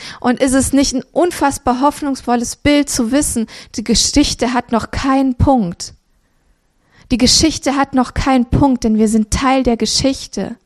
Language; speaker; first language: German; early bilingual, other home language; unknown